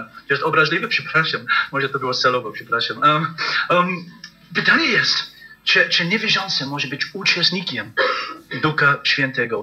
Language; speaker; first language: Polish; non-native, learner; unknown